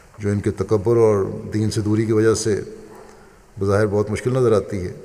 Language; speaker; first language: Urdu; native; Urdu